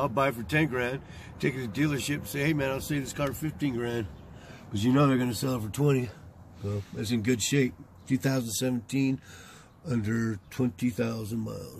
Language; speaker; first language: English; native; English